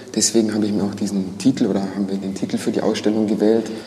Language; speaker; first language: German; native; German